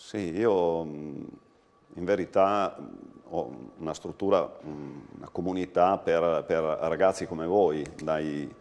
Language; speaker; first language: Italian; native; Italian